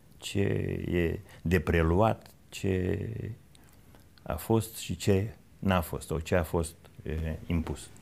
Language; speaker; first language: Romanian; native; Romanian